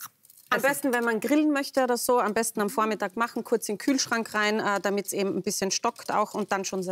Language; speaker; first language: German; native; German